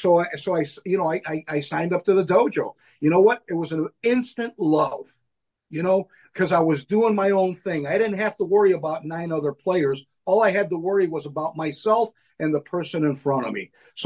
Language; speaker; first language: English; native; English